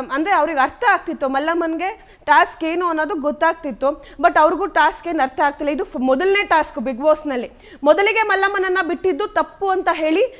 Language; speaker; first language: Kannada; native; Kannada